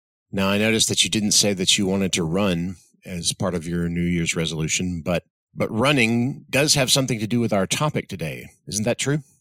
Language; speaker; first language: English; native; English